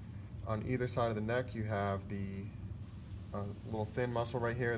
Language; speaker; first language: English; native; English